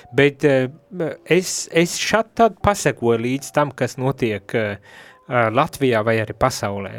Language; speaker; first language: Latvian; native; Latvian